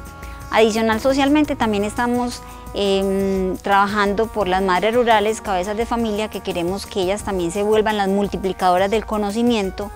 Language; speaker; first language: Spanish; native; Spanish